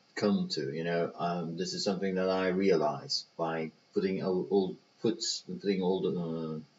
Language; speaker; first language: English; non-native, fluent; Persian